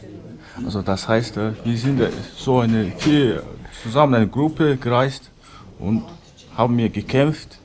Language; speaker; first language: German; non-native, fluent; Mongolian